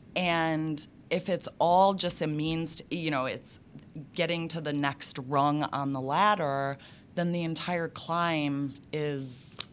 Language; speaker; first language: English; native; English